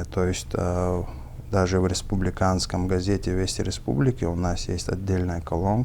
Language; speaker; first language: Russian; non-native, local second language; Chechen